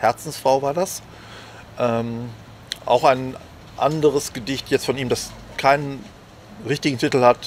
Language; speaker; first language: German; native; German